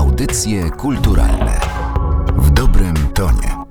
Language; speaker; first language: Polish; native; Polish